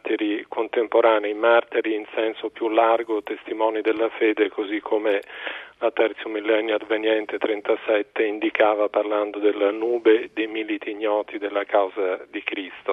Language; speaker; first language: Italian; native; Italian